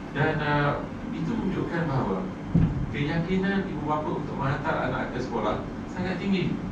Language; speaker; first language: Malay; native; Malay